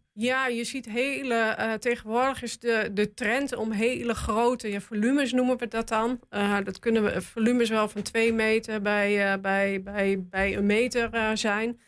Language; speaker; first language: Dutch; native; Dutch